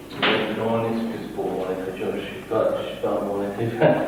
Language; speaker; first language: French; non-native, local second language; Arabic